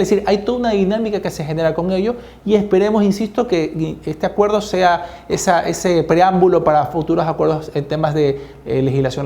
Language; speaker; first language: Spanish; native; Spanish